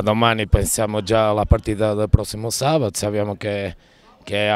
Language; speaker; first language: Italian; non-native, fluent; Portuguese